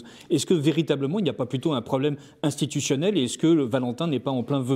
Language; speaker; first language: French; native; French